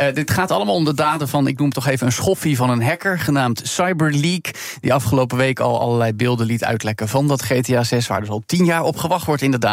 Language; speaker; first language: Dutch; native; Dutch